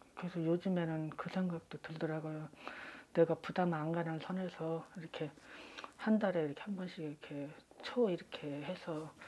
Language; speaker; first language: Korean; native; Korean